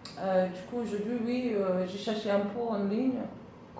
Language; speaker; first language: French; non-native, learner; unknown